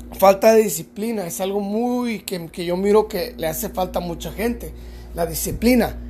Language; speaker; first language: Spanish; early bilingual, heritage; Spanish